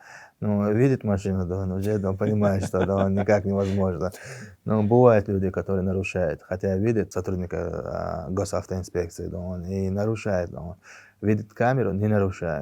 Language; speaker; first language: Russian; non-native, local second language; Chechen